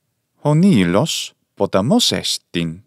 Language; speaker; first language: Greek; non-native, fluent; English